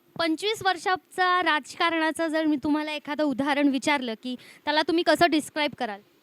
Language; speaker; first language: Marathi; native; Marathi